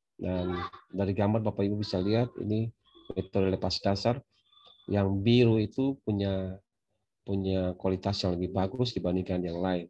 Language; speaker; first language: Indonesian; native; Indonesian